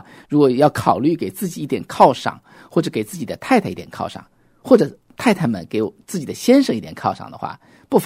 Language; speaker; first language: Chinese; native; Chinese